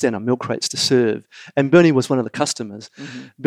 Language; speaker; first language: English; native; English